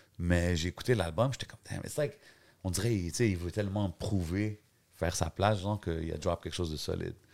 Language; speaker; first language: French; native; French